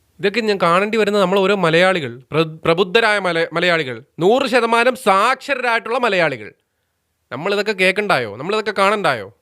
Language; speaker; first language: Malayalam; native; Malayalam